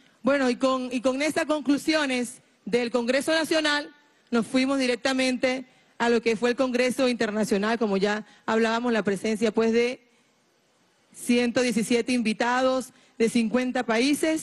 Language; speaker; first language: Spanish; native; Spanish